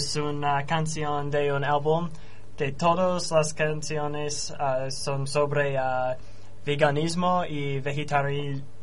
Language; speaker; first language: Spanish; non-native, learner; English